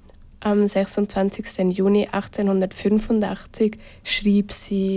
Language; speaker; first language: German; native; German